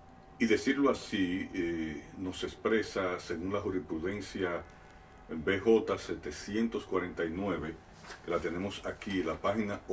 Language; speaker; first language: Spanish; native; Spanish